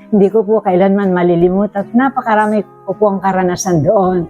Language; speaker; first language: Filipino; native; Filipino